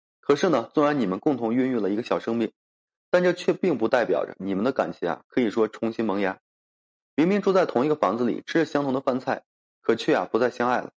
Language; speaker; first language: Chinese; native; Chinese